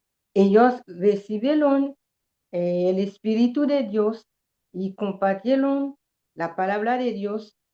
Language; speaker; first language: Spanish; non-native, learner; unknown